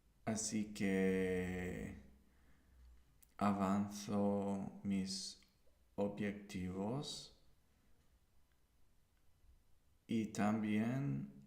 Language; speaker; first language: Spanish; non-native, learner; English